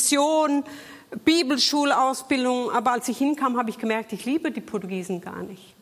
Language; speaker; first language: German; non-native, fluent; Portuguese